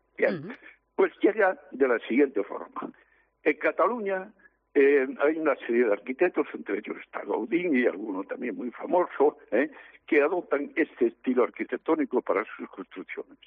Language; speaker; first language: Spanish; native; Spanish